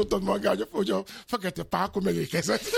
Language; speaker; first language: Hungarian; non-native, learner; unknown